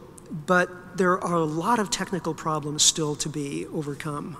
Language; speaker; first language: English; native; English